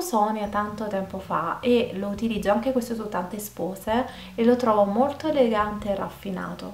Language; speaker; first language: Italian; native; Italian